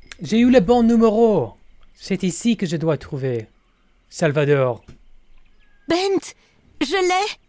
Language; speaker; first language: French; non-native, learner; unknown